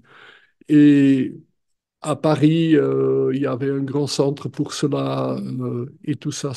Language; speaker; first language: French; non-native, local second language; Dutch